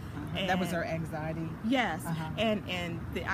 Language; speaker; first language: English; native; English